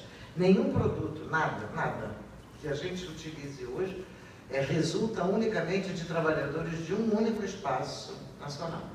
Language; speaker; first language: Portuguese; native; Portuguese